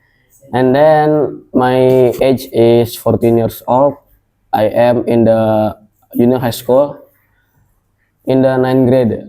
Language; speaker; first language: English; non-native, learner; Indonesian